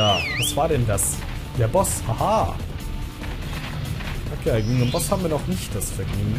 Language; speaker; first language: German; native; German